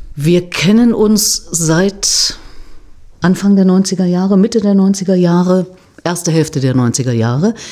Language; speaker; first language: German; native; German